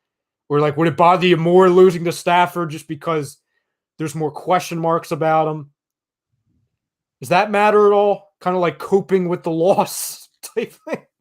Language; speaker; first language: English; native; English